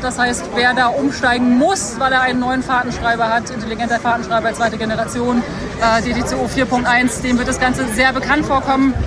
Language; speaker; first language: German; native; German